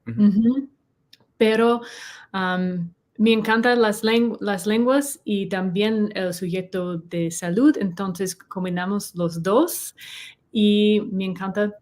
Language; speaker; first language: Spanish; non-native, learner; English